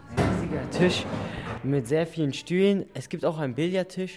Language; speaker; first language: German; native; German